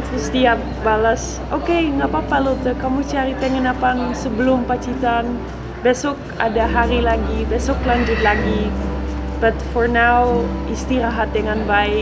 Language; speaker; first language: Indonesian; non-native, fluent; Dutch